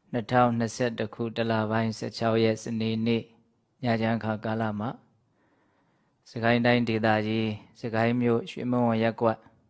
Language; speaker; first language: Burmese; native; Burmese